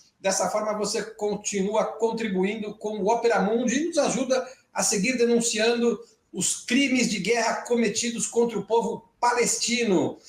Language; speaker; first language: Portuguese; native; Portuguese